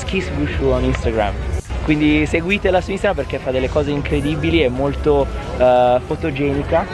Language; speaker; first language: Italian; native; Italian